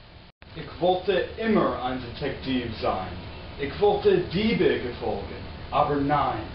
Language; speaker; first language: German; non-native, learner; English